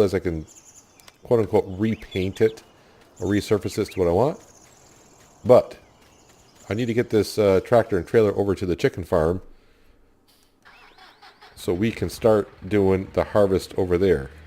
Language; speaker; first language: English; native; English